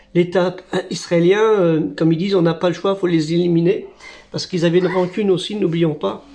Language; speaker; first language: French; native; French